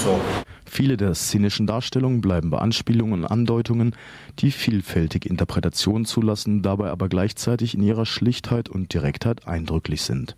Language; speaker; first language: German; native; German